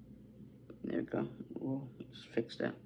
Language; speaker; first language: English; native; English